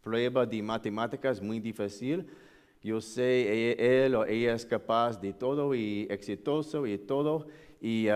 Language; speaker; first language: Spanish; non-native, learner; English